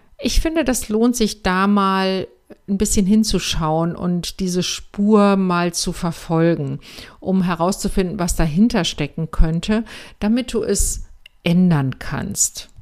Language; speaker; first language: German; native; German